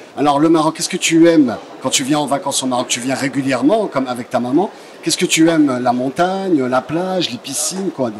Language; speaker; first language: French; non-native, local second language; Arabic